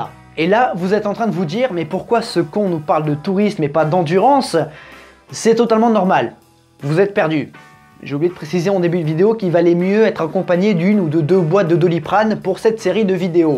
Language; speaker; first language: French; native; French